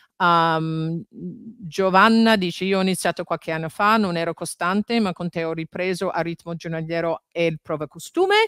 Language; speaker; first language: Italian; non-native, fluent; English